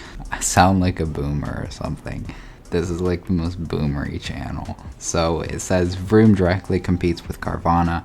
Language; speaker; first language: English; native; English